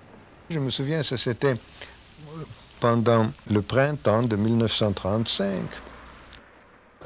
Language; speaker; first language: French; early bilingual, heritage; French